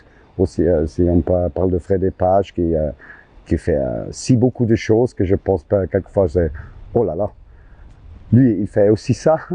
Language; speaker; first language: French; non-native, local second language; German